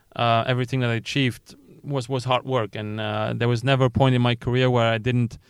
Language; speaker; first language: English; non-native, fluent; Luxembourgish